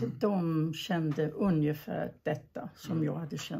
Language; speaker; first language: Swedish; early bilingual, other home language; German